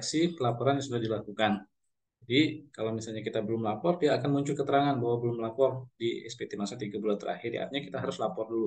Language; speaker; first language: Indonesian; native; Indonesian